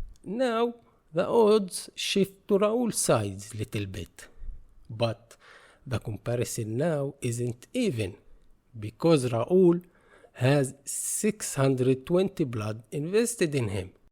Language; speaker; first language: English; non-native, fluent; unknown